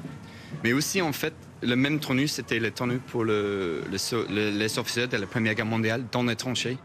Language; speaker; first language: French; non-native, fluent; English